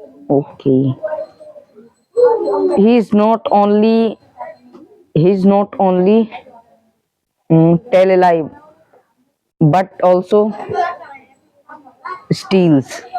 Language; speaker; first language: English; non-native, learner; Hindi